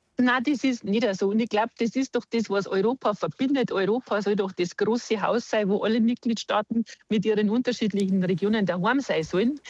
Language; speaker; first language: German; native; German